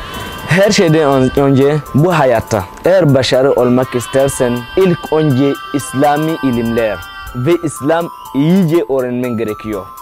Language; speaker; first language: Turkish; non-native, fluent; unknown